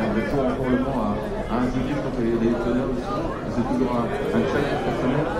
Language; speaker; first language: French; native; French